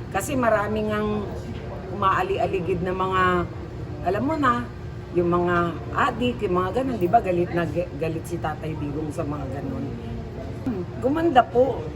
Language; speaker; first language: Filipino; native; Filipino